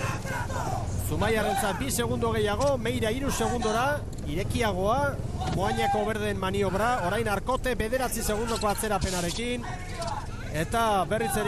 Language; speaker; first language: Basque; native; Basque